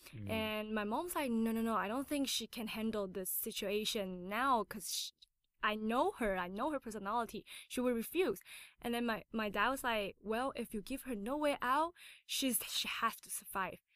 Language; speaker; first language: English; non-native, fluent; Chinese